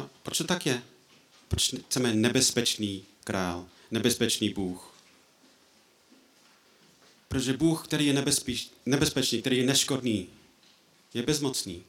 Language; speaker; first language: Czech; non-native, fluent; English